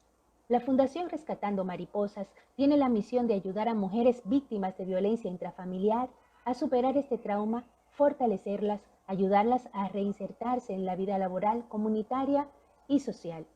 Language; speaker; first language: Spanish; native; Spanish